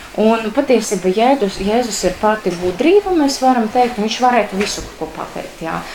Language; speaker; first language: Latvian; non-native, local second language; Russian